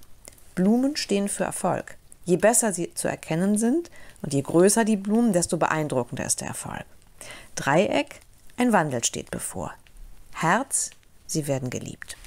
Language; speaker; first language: German; native; German